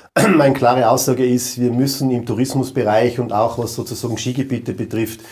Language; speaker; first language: German; native; German